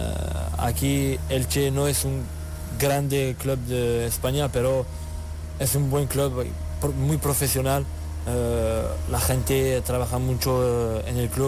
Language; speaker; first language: Spanish; non-native, learner; French